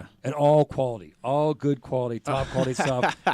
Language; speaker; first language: English; native; English